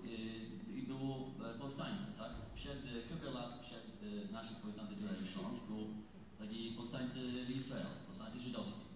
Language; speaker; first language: Polish; non-native, learner; English